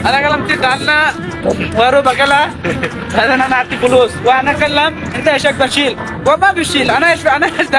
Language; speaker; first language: Arabic; non-native, learner; Bangla